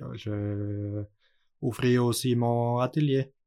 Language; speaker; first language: French; non-native, learner; German